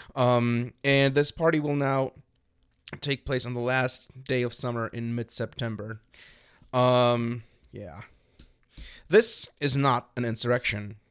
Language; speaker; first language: English; non-native, fluent; German